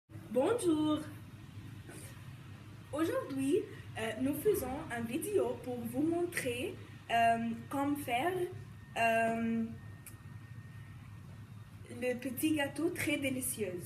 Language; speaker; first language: French; non-native, learner; English